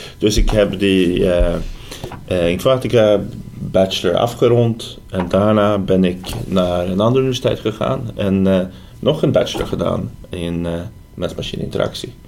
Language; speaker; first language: Dutch; non-native, fluent; Swedish